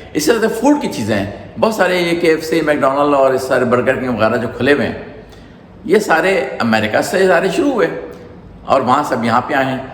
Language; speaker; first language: Urdu; native; Urdu